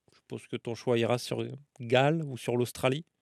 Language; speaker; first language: French; native; French